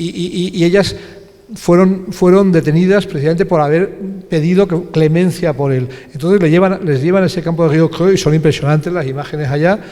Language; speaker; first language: Spanish; native; Spanish